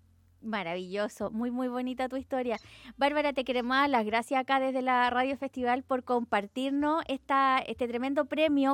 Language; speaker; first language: Spanish; native; Spanish